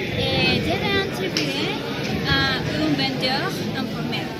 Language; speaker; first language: French; non-native, learner; Spanish